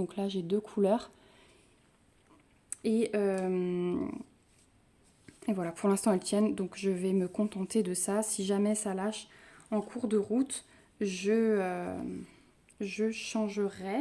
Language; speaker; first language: French; native; French